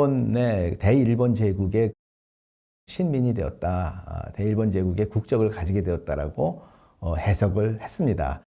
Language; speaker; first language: Korean; native; Korean